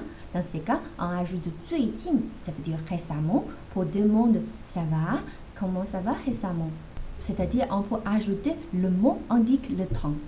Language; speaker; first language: French; non-native, fluent; Chinese